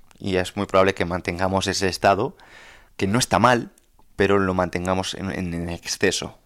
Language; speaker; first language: Spanish; native; Spanish